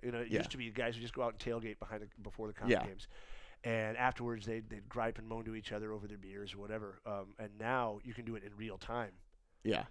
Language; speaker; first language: English; native; English